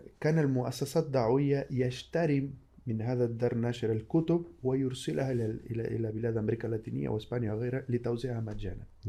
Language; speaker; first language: Arabic; non-native, fluent; Spanish